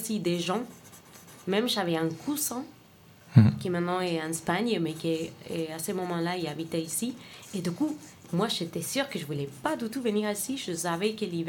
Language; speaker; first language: French; non-native, fluent; Spanish